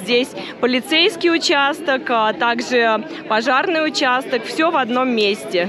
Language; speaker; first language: Russian; native; Russian